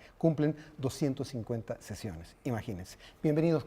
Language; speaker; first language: Spanish; native; Spanish